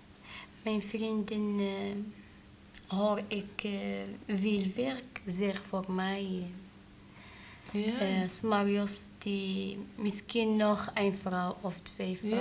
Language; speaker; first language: Dutch; non-native, learner; Arabic